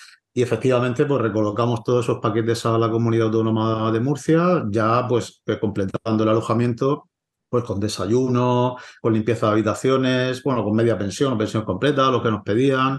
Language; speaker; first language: Spanish; native; Spanish